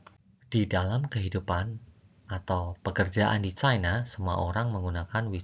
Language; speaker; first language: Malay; non-native, fluent; Chinese